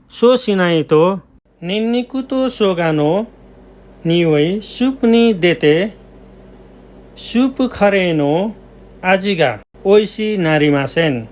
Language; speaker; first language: Japanese; non-native, learner; Nepali